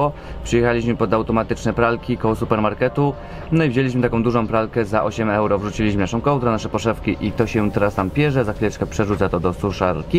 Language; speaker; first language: Polish; native; Polish